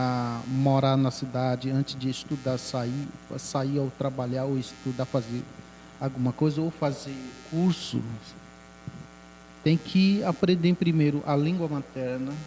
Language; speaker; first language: Portuguese; non-native, local second language; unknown